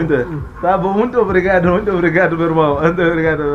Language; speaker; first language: Portuguese; non-native, local second language; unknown